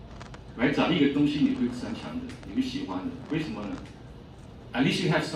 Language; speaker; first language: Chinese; non-native, fluent; English